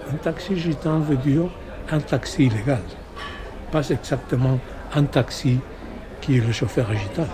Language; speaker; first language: French; non-native, fluent; Spanish